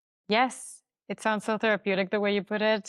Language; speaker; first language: English; non-native, fluent; German